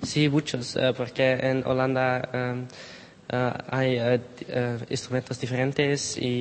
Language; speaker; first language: Spanish; non-native, learner; Dutch